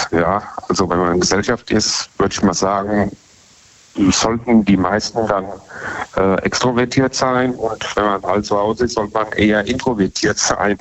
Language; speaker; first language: German; native; German